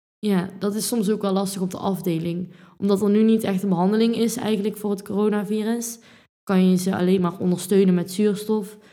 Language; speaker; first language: Dutch; native; Dutch